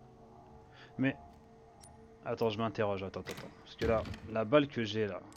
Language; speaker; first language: French; native; French